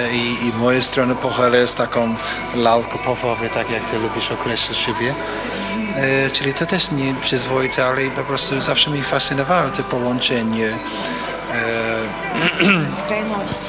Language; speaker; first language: Polish; non-native, fluent; English